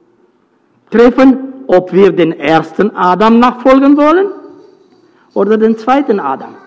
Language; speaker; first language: German; non-native, fluent; Romanian